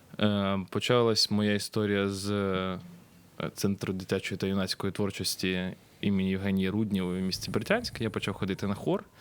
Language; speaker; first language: Ukrainian; non-native, local second language; Russian